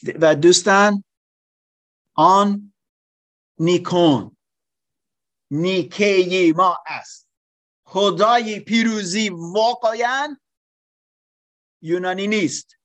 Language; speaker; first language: Persian; non-native, learner; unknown